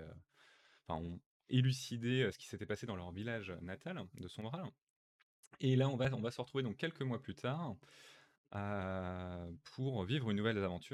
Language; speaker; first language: French; native; French